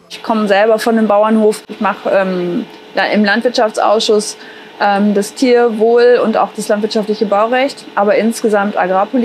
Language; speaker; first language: German; native; German